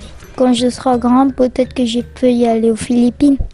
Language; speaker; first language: French; non-native, learner; Filipino